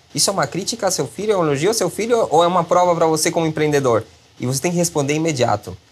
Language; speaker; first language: Portuguese; non-native, fluent; Spanish